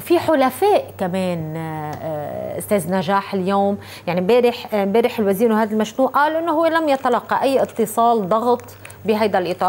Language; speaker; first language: Arabic; native; Arabic